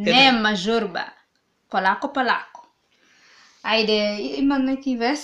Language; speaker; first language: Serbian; non-native, learner; English